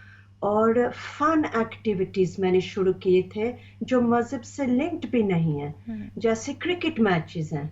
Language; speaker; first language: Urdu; early bilingual, heritage; Urdu